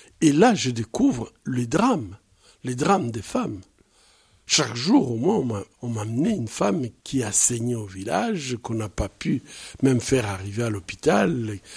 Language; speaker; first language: French; non-native, local second language; Swahili